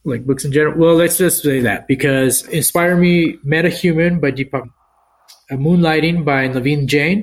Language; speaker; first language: English; native; English